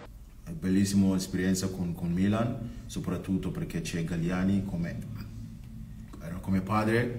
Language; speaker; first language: Italian; non-native, fluent; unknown